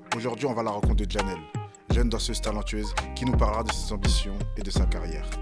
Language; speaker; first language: French; native; French